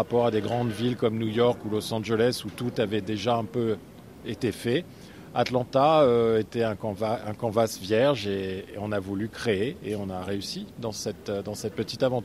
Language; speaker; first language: French; native; French